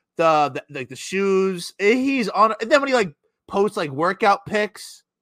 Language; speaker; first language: English; native; English